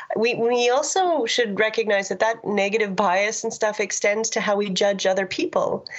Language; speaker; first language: English; native; English